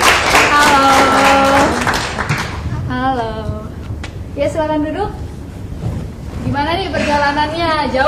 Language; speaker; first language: Indonesian; native; Indonesian